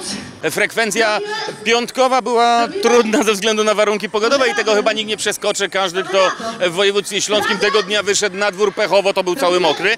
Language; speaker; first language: Polish; native; Polish